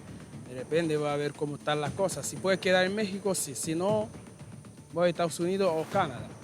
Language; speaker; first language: Spanish; non-native, learner; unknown